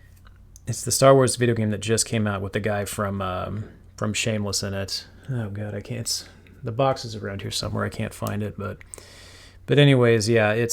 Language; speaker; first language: English; native; English